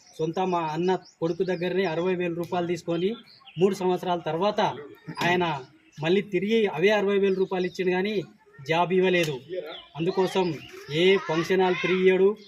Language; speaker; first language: Telugu; native; Telugu